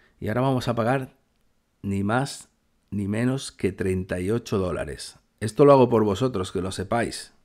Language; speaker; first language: Spanish; native; Spanish